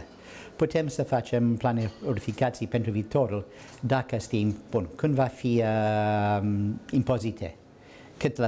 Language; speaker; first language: Romanian; non-native, learner; English